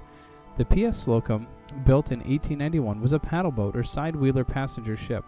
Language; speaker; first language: English; native; English